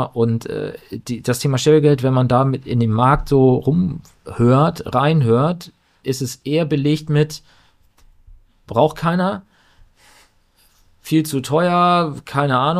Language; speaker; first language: German; native; German